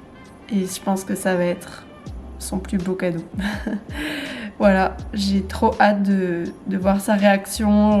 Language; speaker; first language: French; native; French